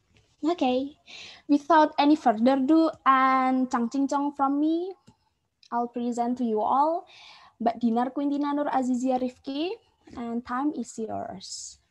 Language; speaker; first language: English; non-native, fluent; Indonesian